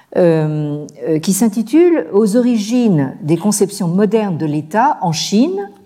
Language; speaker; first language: French; native; French